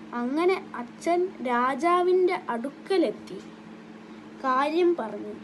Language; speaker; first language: Malayalam; non-native, learner; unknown